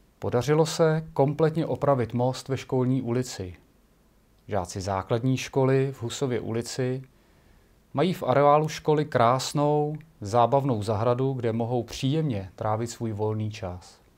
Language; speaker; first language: Czech; native; Czech